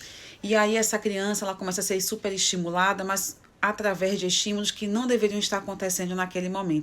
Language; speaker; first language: Portuguese; native; Portuguese